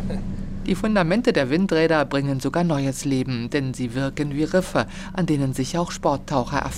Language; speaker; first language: German; native; German